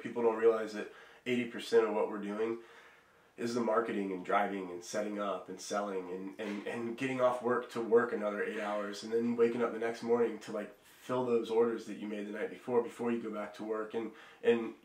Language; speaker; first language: English; native; English